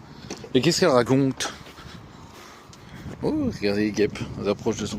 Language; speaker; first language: French; native; French